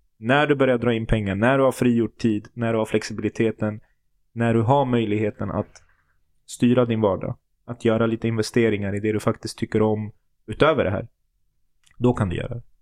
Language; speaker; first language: Swedish; early bilingual, other home language; Turoyo